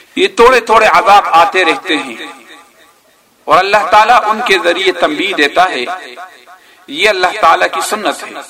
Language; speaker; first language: Urdu; non-native, local second language; Pashto